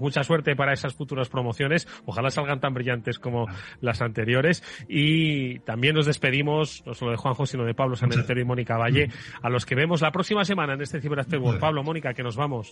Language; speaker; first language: Spanish; native; Spanish